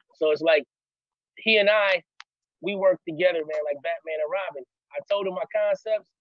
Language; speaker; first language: English; native; English